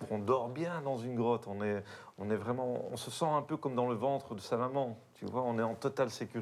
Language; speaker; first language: French; native; French